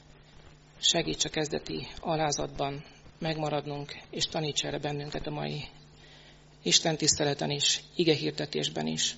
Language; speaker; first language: Hungarian; native; Hungarian